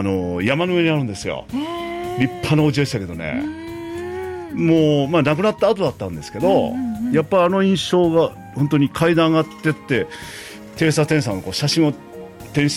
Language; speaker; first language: Japanese; native; Japanese